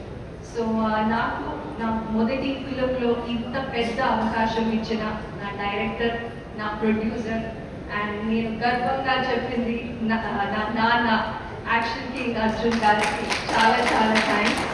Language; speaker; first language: Telugu; non-native, learner; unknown